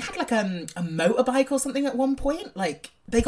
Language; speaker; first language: English; native; English